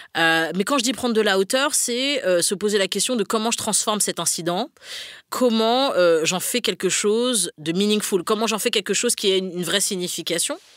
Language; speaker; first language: French; native; French